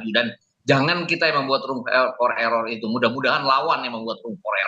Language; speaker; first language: Indonesian; native; Indonesian